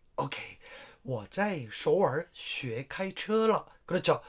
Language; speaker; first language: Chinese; non-native, fluent; Korean